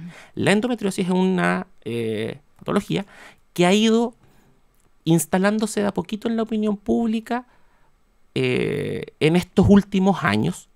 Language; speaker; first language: Spanish; native; Spanish